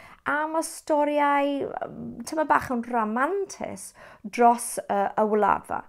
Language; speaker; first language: Welsh; non-native, fluent; English